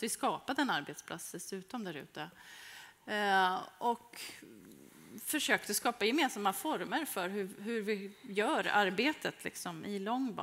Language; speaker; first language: Swedish; native; Swedish